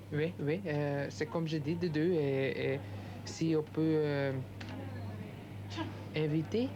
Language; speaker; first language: French; non-native, local second language; Dutch